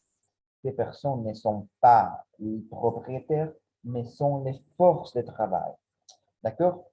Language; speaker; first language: French; non-native, learner; Spanish